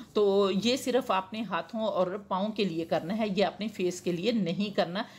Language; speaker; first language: Hindi; native; Hindi